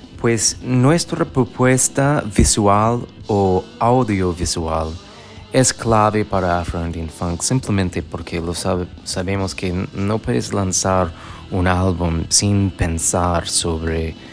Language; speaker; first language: Spanish; non-native, fluent; English